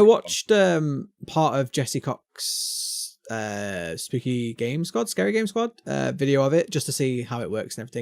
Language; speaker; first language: English; native; English